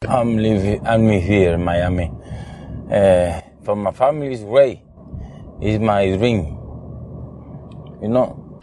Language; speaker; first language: English; non-native, learner; Spanish